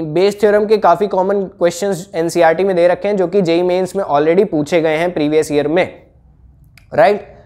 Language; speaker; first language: Hindi; native; Hindi